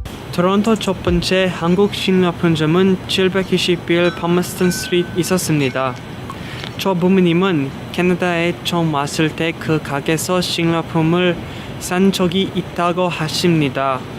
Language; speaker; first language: Korean; early bilingual, other home language; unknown